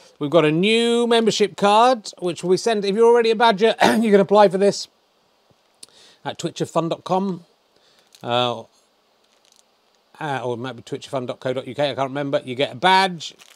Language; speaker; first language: English; native; English